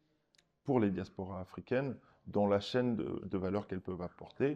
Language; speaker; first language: French; non-native, local second language; Arabic